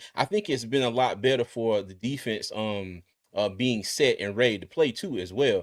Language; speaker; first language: English; native; English